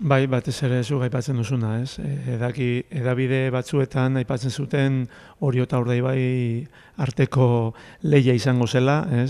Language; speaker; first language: Basque; native; Basque